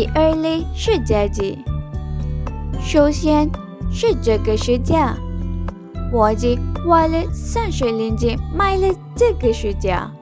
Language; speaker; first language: Chinese; non-native, learner; Malay